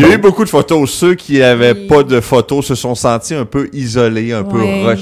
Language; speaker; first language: French; native; French